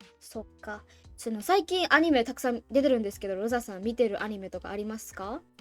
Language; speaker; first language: Japanese; non-native, fluent; Burmese